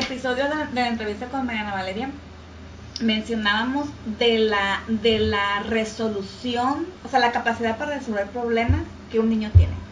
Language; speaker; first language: Spanish; native; Spanish